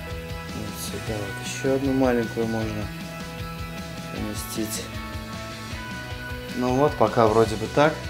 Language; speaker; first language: Russian; native; Russian